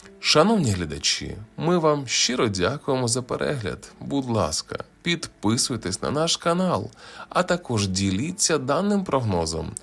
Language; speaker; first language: Ukrainian; native; Ukrainian